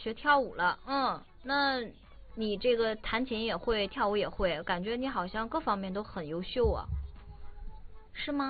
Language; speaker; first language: Chinese; native; Chinese